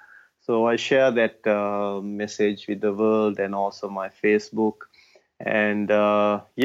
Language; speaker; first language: English; non-native, local second language; Tamil